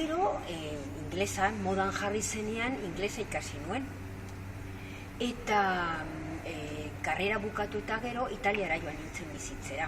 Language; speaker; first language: Basque; non-native, local second language; Spanish